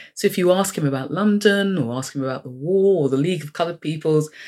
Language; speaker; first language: English; native; English